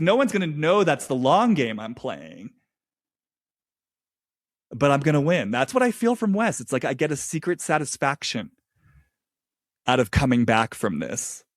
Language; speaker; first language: English; native; English